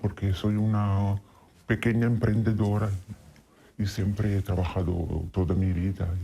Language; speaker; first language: Spanish; non-native, fluent; Italian